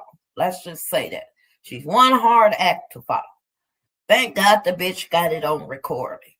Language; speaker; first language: English; native; English